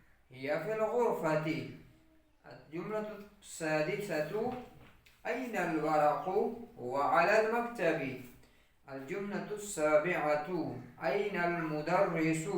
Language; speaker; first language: Arabic; non-native, fluent; Urdu